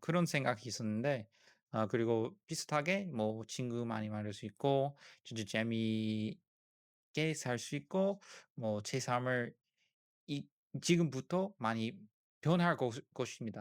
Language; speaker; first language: Korean; non-native, learner; English